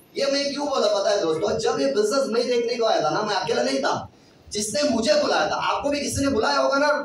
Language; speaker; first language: Hindi; non-native, local second language; Kannada